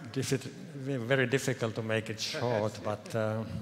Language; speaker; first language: English; non-native, fluent; Finnish